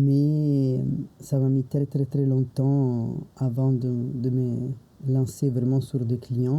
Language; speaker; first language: French; non-native, fluent; Italian